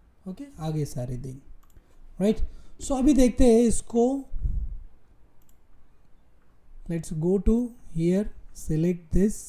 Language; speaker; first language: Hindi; native; Hindi